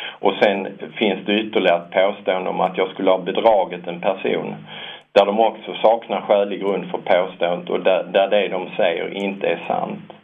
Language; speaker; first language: Swedish; native; Swedish